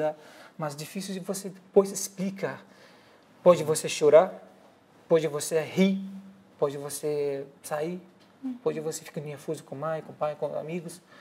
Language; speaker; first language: Portuguese; non-native, learner; Arabic